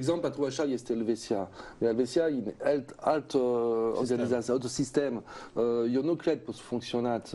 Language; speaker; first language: Romanian; non-native, learner; French